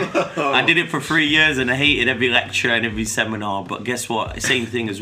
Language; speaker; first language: English; native; English